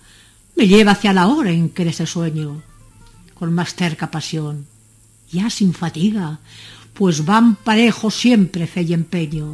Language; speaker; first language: Spanish; native; Spanish